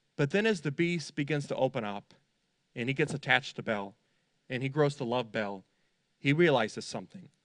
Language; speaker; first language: English; native; English